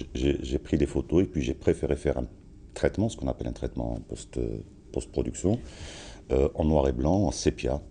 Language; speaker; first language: French; non-native, local second language; Arabic